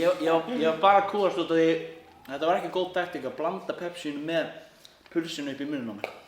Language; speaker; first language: Icelandic; non-native, fluent; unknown